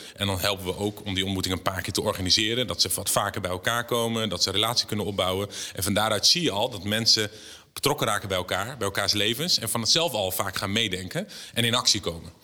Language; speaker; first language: Dutch; native; Dutch